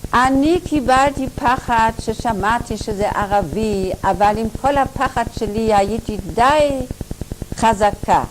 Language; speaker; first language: Hebrew; non-native, fluent; German